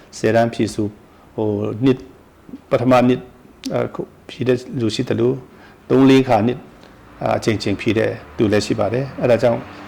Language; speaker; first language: Burmese; non-native, local second language; Tedim Chin